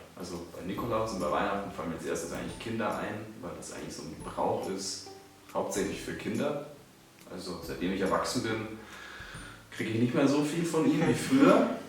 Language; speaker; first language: German; native; German